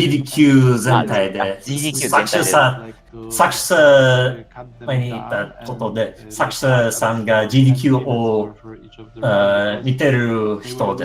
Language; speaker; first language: Japanese; non-native, learner; English